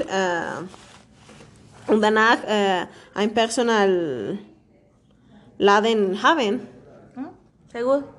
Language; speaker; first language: German; non-native, learner; Spanish